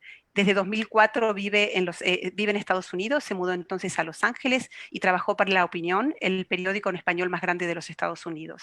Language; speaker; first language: Spanish; native; Spanish